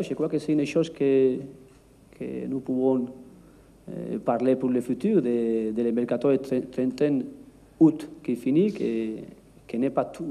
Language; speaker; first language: French; non-native, learner; Spanish